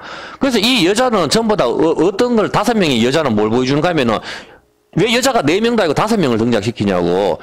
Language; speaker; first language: Korean; native; Korean